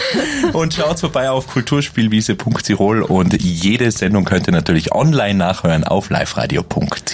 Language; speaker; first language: German; native; German